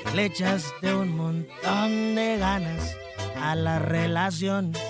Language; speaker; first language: Spanish; native; Spanish